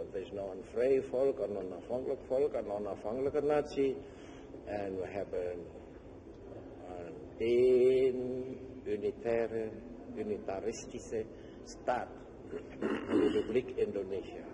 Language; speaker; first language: Dutch; non-native, fluent; Indonesian